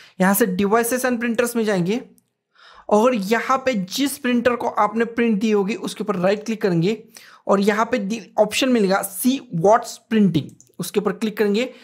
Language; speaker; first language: Hindi; native; Hindi